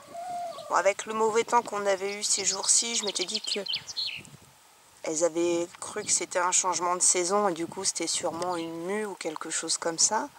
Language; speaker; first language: French; native; French